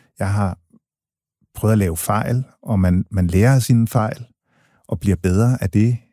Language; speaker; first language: Danish; early bilingual, other home language; English